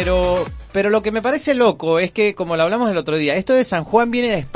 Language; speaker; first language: Spanish; native; Spanish